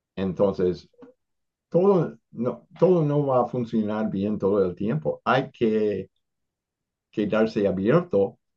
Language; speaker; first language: Spanish; non-native, fluent; English